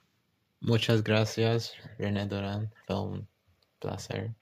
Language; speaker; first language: Spanish; early bilingual, heritage; English